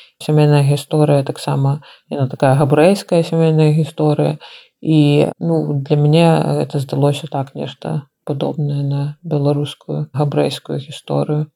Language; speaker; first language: Belarusian; native; Belarusian